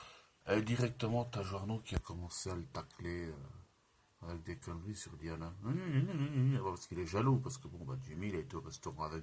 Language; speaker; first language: French; native; French